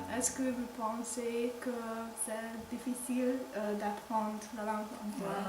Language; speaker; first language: French; non-native, learner; Hungarian